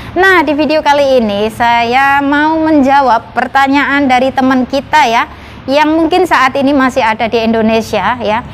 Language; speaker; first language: Indonesian; non-native, local second language; Javanese